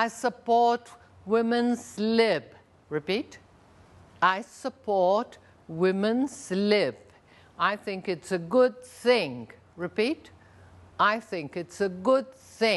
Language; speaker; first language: English; non-native, fluent; Portuguese